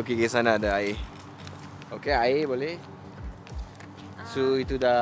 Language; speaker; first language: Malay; non-native, local second language; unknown